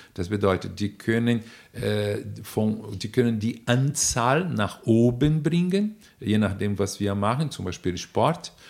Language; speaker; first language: German; non-native, fluent; Portuguese